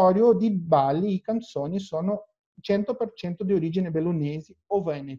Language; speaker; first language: Italian; non-native, learner; Portuguese